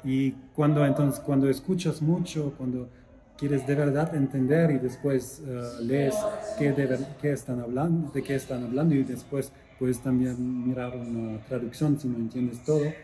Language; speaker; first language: Spanish; non-native, fluent; German